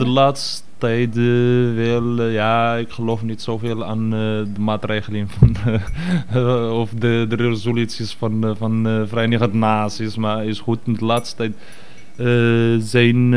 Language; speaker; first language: Dutch; non-native, fluent; Arabic